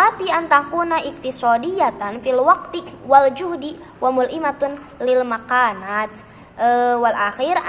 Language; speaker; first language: Arabic; non-native, learner; Indonesian